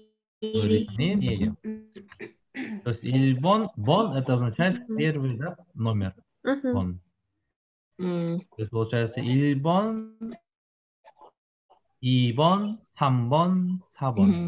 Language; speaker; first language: Korean; non-native, fluent; Russian